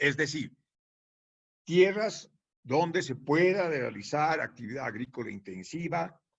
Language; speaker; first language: Spanish; native; Spanish